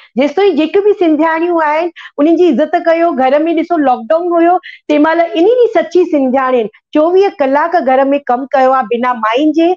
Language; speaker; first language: Sindhi; early bilingual, heritage; Sindhi